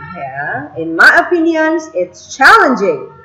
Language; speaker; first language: English; non-native, fluent; Indonesian